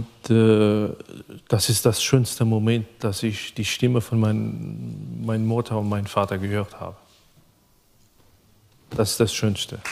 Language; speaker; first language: German; non-native, fluent; Arabic